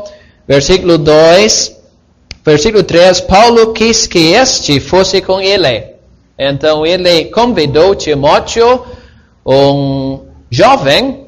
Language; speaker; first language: Portuguese; non-native, fluent; English